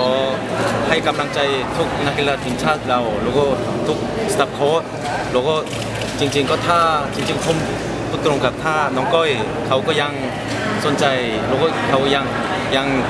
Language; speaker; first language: Thai; non-native, fluent; Korean